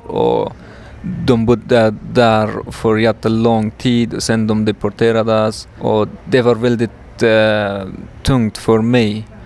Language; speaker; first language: Swedish; non-native, learner; Persian